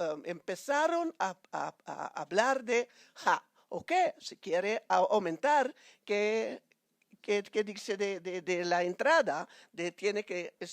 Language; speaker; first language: Spanish; non-native, fluent; Papiamento